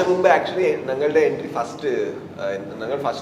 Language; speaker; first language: Malayalam; non-native, learner; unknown